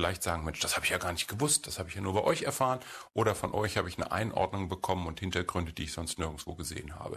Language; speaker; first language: German; native; German